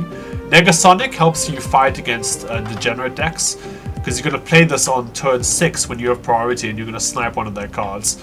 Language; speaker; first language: English; native; English